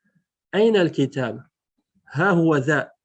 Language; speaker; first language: Arabic; non-native, fluent; French